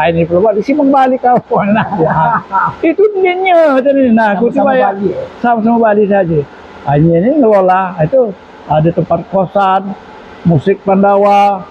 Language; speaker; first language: Malay; native; Malay